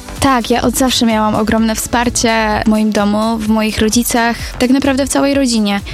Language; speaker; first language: Polish; native; Polish